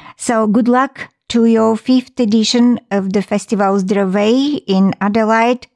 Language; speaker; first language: English; non-native, fluent; Bulgarian